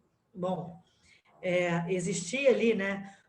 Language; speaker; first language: Portuguese; native; Portuguese